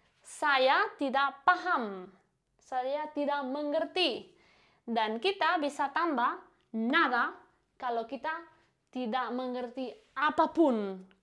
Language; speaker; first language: Indonesian; non-native, fluent; Spanish